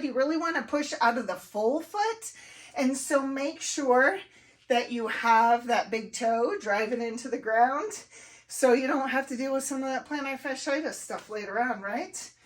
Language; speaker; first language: English; native; English